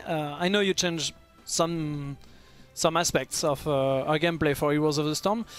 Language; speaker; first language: English; non-native, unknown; French